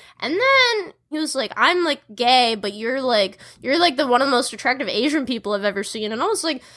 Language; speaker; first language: English; native; English